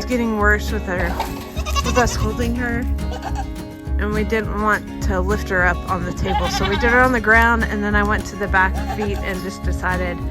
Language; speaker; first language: English; native; English